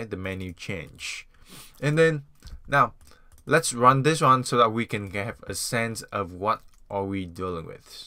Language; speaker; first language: English; non-native, fluent; Vietnamese